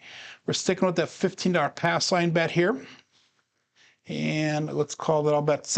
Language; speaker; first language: English; native; English